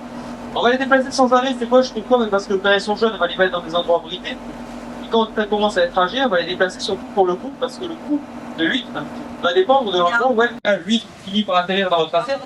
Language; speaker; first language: French; native; French